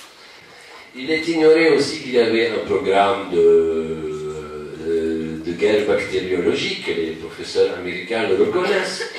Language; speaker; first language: French; non-native, local second language; Arabic